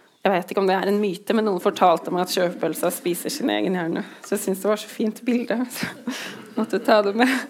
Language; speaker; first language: Norwegian; native; Norwegian